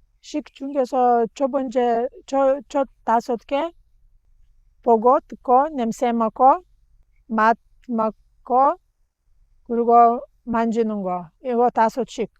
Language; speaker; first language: Korean; non-native, learner; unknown